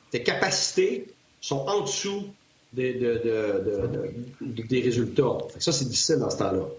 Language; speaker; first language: French; native; French